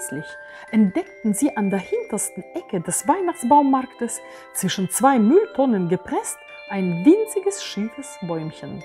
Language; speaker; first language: German; native; German